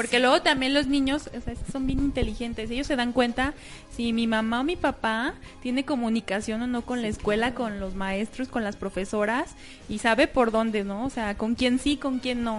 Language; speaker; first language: Spanish; native; Spanish